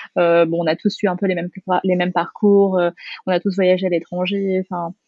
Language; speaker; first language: French; native; French